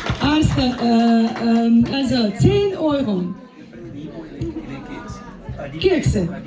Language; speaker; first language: German; non-native, learner; Ukrainian